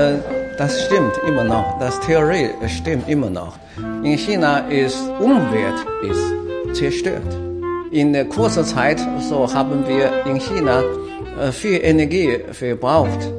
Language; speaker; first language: German; non-native, learner; Chinese